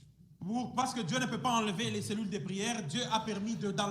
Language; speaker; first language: French; non-native, fluent; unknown